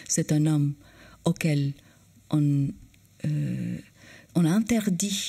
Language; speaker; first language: French; non-native, fluent; Albanian